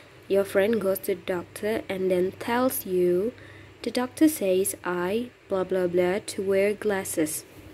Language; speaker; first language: English; non-native, fluent; Indonesian